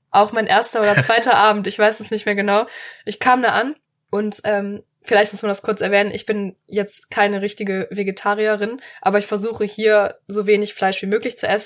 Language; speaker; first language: German; native; German